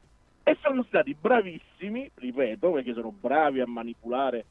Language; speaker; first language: Italian; native; Italian